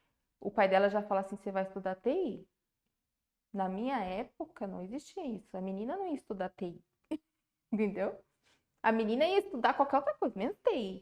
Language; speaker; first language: Portuguese; native; Portuguese